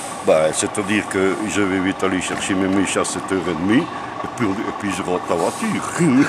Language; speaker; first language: French; native; French